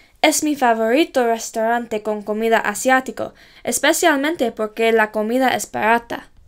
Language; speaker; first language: Spanish; non-native, learner; English